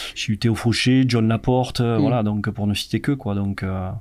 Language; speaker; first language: French; native; French